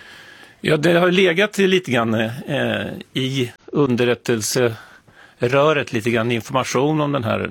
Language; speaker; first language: Swedish; native; Swedish